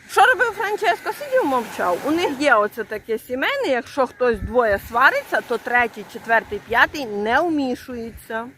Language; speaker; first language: Ukrainian; native; Ukrainian